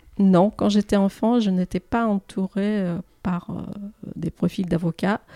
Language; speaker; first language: French; non-native, fluent; Russian